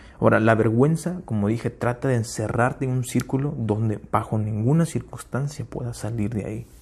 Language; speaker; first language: Spanish; early bilingual, heritage; Spanish